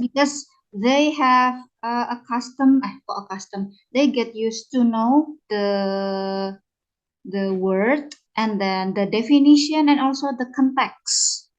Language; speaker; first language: English; non-native, fluent; Indonesian